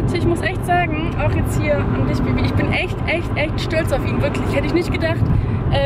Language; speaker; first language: German; native; German